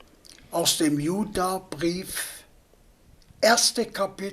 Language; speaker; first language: German; native; German